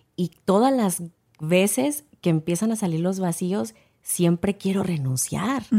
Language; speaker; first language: Spanish; native; Spanish